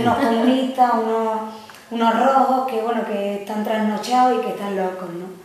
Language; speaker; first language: Spanish; native; Spanish